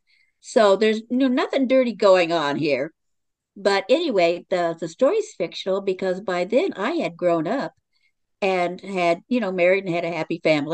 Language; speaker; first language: English; native; English